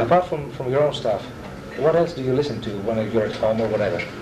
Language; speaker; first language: English; non-native, fluent; Greek